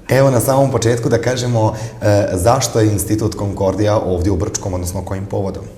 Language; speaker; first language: Bosnian; native; Bosnian